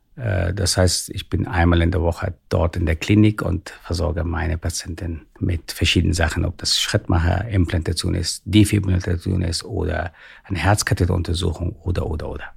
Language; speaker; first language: German; non-native, fluent; Persian